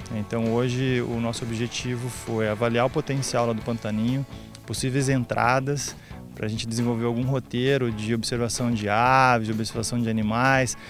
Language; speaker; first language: Portuguese; native; Portuguese